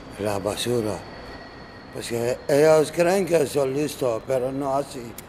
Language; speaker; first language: Spanish; non-native, learner; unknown